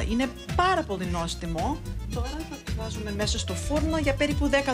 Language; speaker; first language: Greek; early bilingual, heritage; Greek